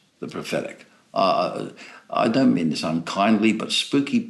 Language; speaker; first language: English; native; English